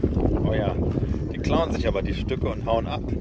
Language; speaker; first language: German; native; German